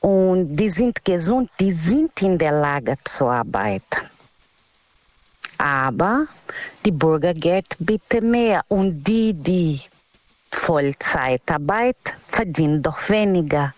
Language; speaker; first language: German; non-native, learner; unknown